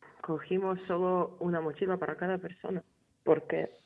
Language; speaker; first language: Spanish; non-native, fluent; Ukrainian